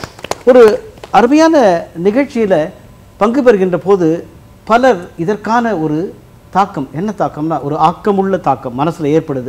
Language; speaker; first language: Tamil; native; Tamil